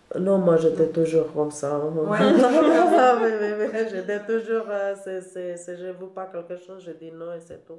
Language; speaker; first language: French; non-native, learner; Albanian